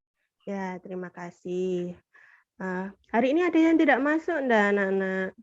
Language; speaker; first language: Indonesian; native; Indonesian